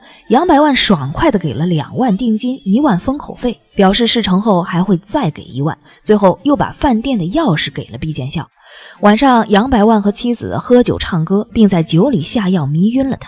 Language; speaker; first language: Chinese; native; Chinese